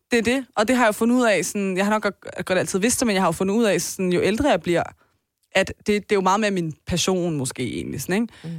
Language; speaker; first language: Danish; early bilingual, other home language; Persian